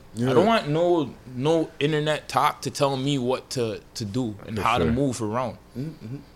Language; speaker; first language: English; native; English